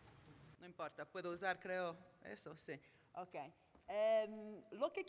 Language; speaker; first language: Spanish; non-native, fluent; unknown